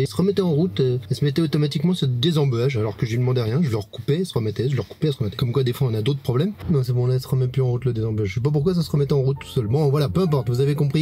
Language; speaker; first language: French; native; French